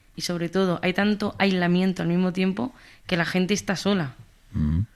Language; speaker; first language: Spanish; native; Spanish